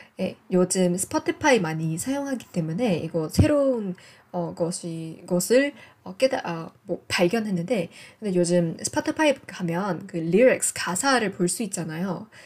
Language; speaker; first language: Korean; non-native, fluent; English